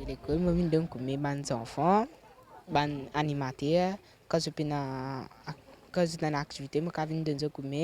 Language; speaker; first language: French; non-native, local second language; Morisyen